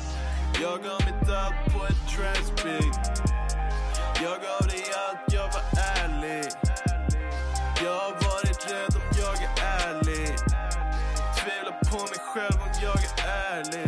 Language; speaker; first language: Swedish; native; Swedish